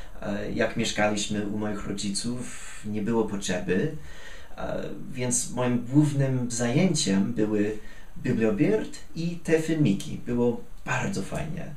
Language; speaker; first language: Polish; non-native, fluent; English